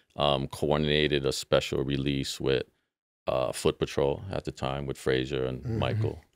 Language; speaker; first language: English; native; English